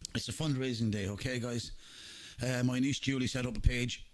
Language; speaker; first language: English; native; English